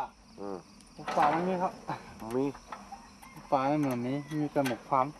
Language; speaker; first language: Thai; non-native, local second language; Hmong